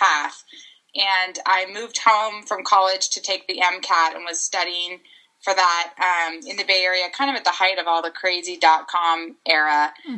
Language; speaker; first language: English; native; English